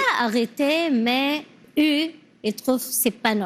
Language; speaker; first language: French; non-native, learner; Arabic